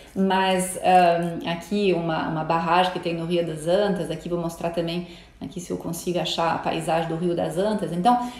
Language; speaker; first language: Portuguese; non-native, fluent; French